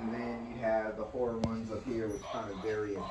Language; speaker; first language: English; native; English